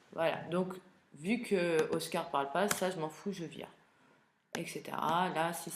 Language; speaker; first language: French; native; French